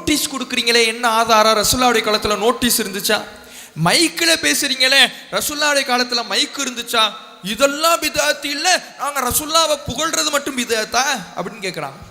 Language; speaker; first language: Tamil; native; Tamil